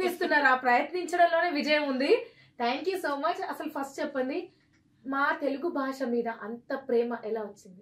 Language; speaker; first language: Telugu; native; Telugu